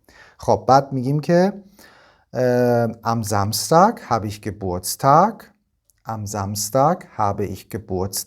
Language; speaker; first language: German; non-native, fluent; Persian